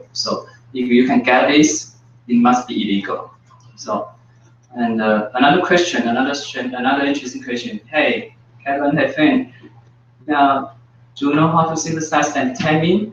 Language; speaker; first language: English; non-native, fluent; Chinese